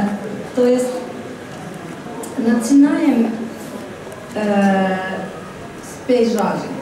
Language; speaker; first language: Russian; non-native, fluent; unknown